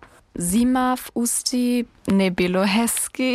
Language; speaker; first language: Czech; non-native, learner; German